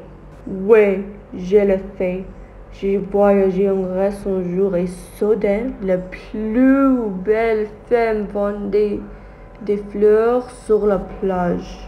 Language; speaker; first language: French; non-native, learner; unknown